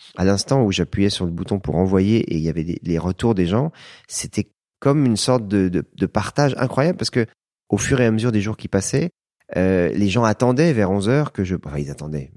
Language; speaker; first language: French; native; French